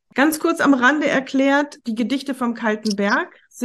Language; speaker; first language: German; native; German